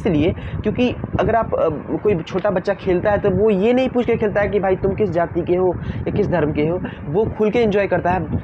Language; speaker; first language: Hindi; native; Hindi